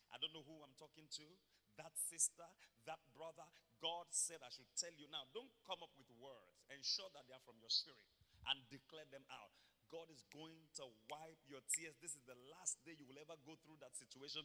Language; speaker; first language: English; non-native, local second language; Yoruba